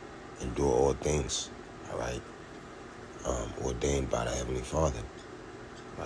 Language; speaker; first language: English; native; English